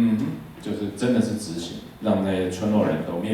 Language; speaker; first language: Chinese; native; Chinese